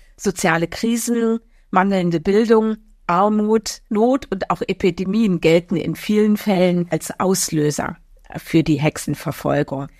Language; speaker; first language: German; native; German